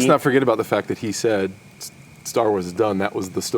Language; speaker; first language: English; native; English